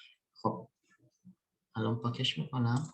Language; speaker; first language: Persian; early bilingual, other home language; Indonesian